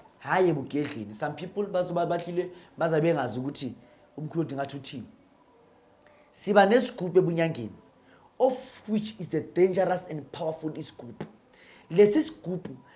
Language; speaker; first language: Zulu; non-native, local second language; Northern Sotho